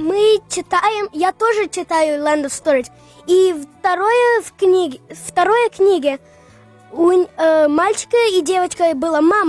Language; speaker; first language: Russian; early bilingual, heritage; English